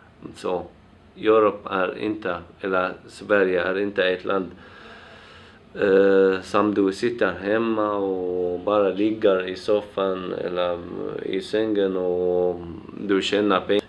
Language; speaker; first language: Swedish; non-native, fluent; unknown